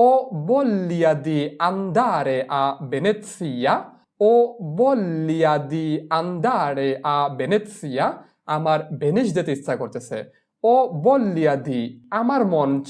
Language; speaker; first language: Italian; non-native, fluent; Bangla